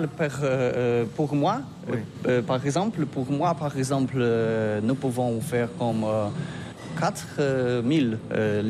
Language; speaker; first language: French; non-native, learner; Polish